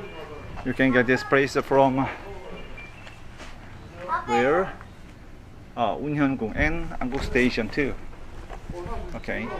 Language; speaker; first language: English; non-native, fluent; Korean